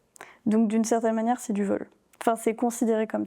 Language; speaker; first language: French; native; French